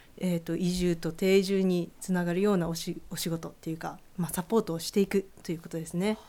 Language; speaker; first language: Japanese; native; Japanese